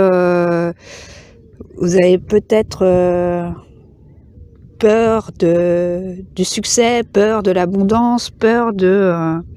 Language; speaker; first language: French; native; French